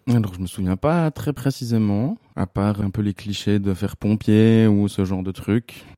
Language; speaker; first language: French; native; French